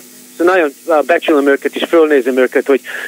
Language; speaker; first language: Hungarian; early bilingual, heritage; Hungarian